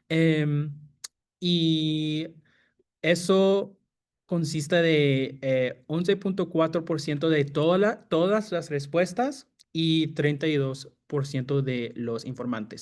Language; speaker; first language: Spanish; non-native, fluent; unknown